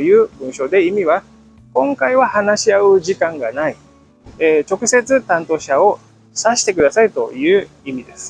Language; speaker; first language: Japanese; non-native, fluent; Indonesian